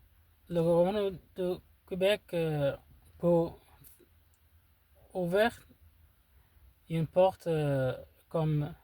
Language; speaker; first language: French; non-native, learner; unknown